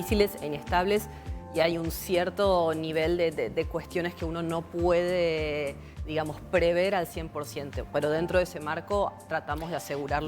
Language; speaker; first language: Spanish; native; Spanish